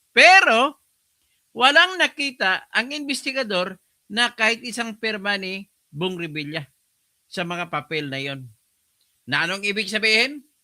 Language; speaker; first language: Filipino; non-native, local second language; Hiligaynon